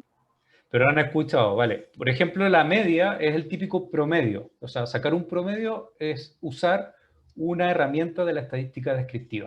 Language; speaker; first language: Spanish; native; Spanish